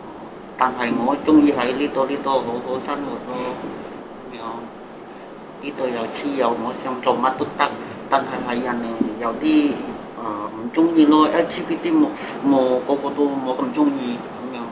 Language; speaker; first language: Cantonese; non-native, fluent; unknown